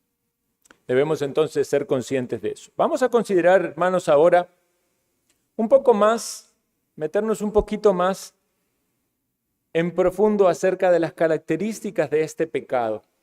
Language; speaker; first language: Spanish; native; Spanish